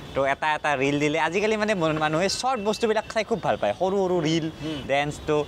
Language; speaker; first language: Assamese; native; Assamese